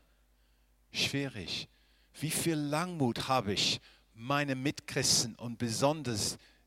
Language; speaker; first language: German; non-native, fluent; English